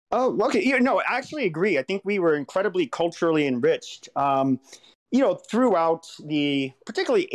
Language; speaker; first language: English; native; English